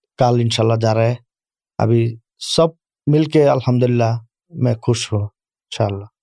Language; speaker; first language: Urdu; non-native, learner; Bangla